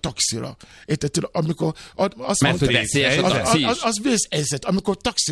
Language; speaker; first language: Hungarian; non-native, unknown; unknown